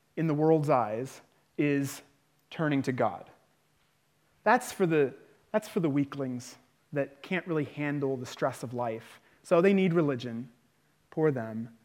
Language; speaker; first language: English; native; English